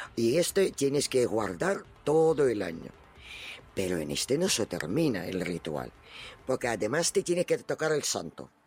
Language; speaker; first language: Spanish; non-native, fluent; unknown